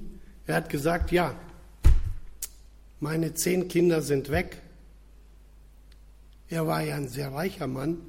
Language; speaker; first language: German; non-native, fluent; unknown